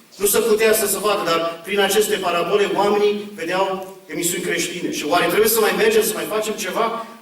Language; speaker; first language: Romanian; early bilingual, heritage; Romanian